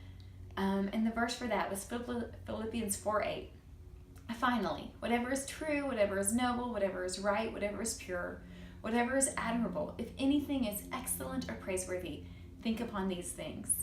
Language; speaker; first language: English; native; English